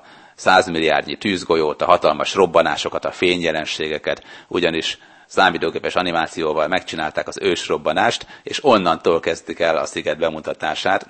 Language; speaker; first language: Hungarian; native; Hungarian